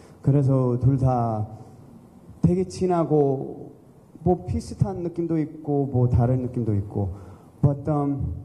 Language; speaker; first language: Korean; early bilingual, heritage; English